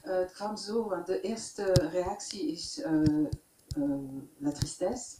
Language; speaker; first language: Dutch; non-native, local second language; French